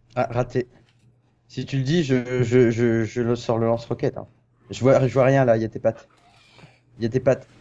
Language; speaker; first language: French; native; French